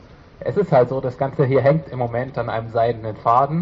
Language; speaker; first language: German; native; German